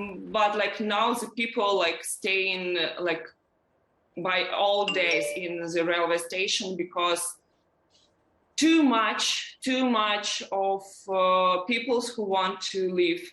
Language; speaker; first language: English; non-native, learner; Ukrainian